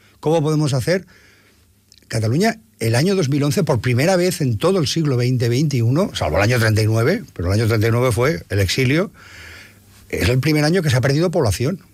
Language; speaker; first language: Spanish; non-native, local second language; Catalan